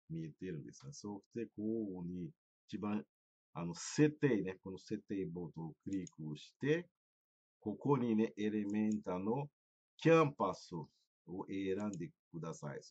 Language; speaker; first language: Japanese; non-native, fluent; Portuguese